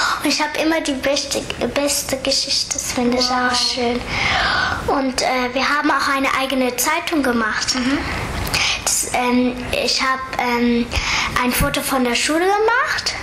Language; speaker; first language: German; early bilingual, other home language; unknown